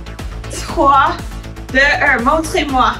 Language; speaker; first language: French; non-native, learner; English